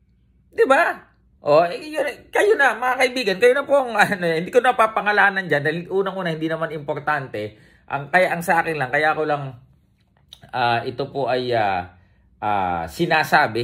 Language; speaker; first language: Filipino; native; Filipino